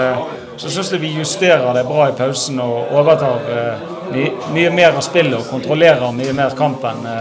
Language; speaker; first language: Norwegian; native; Norwegian